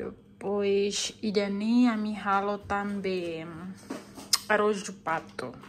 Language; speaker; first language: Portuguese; non-native, local second language; Tetum